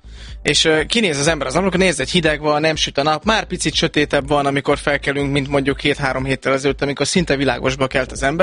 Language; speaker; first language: Hungarian; native; Hungarian